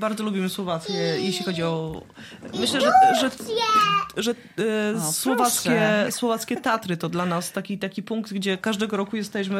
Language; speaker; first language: Polish; native; Polish